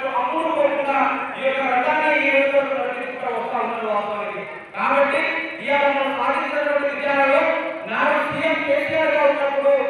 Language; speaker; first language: Telugu; non-native, local second language; Lambadi